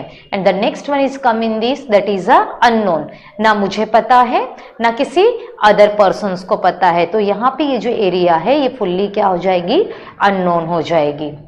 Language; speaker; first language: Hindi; native; Hindi